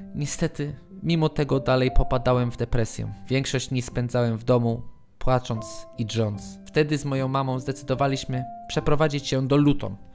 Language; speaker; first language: Polish; early bilingual, heritage; English